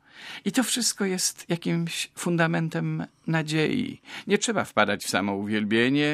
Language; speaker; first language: Polish; native; Polish